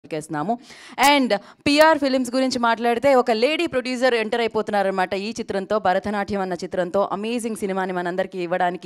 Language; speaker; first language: Telugu; native; Telugu